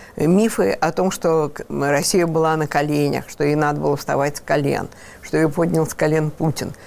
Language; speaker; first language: Russian; native; Russian